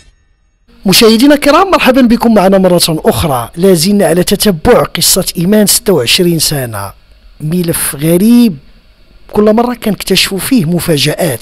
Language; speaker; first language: Arabic; native; Arabic